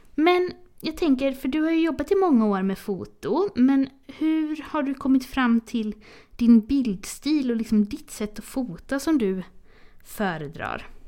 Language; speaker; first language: Swedish; native; Swedish